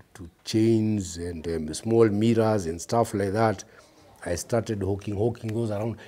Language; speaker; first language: English; early bilingual, other home language; Kikuyu